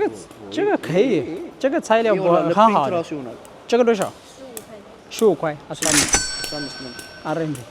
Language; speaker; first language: Chinese; non-native, learner; Amharic